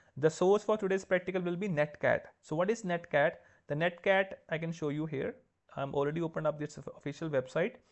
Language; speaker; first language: English; non-native, local second language; Punjabi